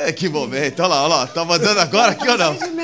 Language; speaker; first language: Portuguese; native; Portuguese